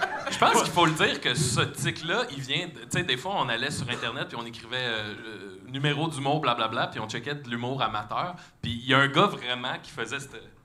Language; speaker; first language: French; native; French